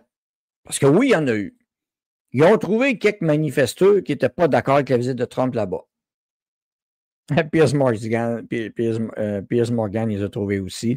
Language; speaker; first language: French; native; French